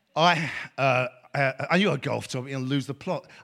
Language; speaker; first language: English; native; English